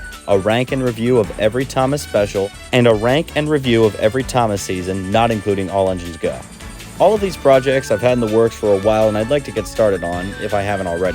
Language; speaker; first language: English; native; English